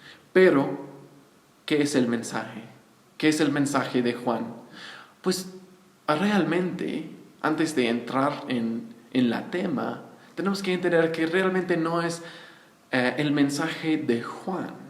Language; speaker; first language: Spanish; non-native, fluent; English